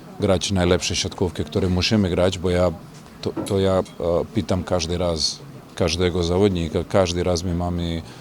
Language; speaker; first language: Polish; non-native, learner; Serbian